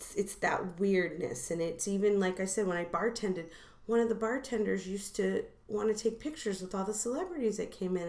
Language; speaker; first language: English; native; English